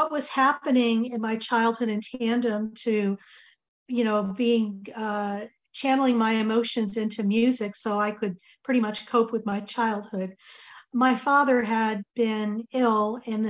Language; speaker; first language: English; native; English